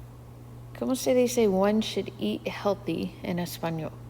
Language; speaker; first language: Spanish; non-native, fluent; English